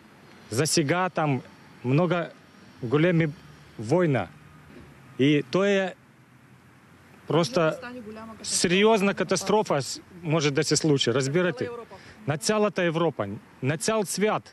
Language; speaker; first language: Bulgarian; non-native, learner; Ukrainian